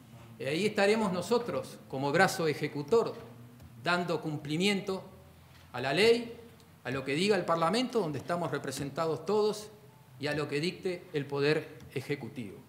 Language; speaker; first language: Spanish; native; Spanish